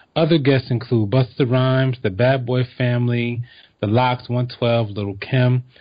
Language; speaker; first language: English; native; English